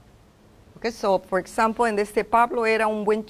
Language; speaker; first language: Spanish; non-native, fluent; English